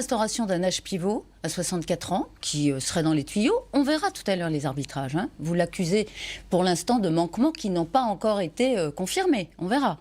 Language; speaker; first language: French; native; French